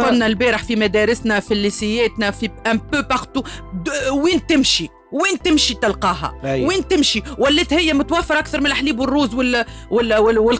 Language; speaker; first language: Arabic; native; Arabic